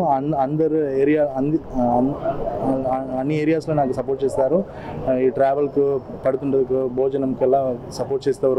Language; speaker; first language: Telugu; non-native, learner; Tamil